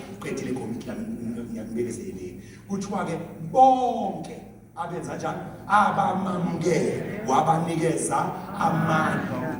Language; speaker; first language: Zulu; native; Zulu